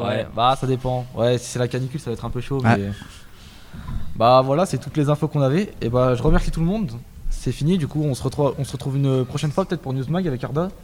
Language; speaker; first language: French; native; French